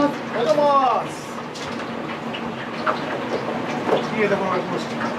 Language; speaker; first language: Japanese; native; Japanese